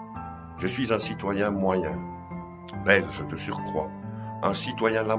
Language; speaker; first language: French; native; French